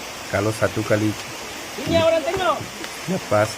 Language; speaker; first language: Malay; non-native, learner; Bangla